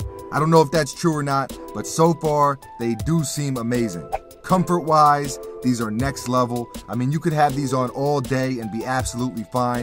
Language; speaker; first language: English; native; English